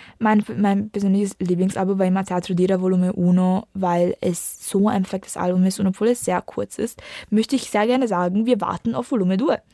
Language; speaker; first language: German; early bilingual, other home language; Italian